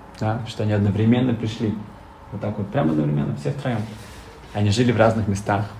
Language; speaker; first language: Russian; early bilingual, heritage; Russian